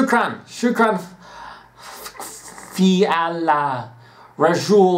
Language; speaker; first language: Arabic; non-native, learner; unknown